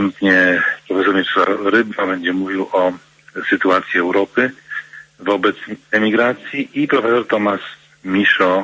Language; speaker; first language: Polish; native; Polish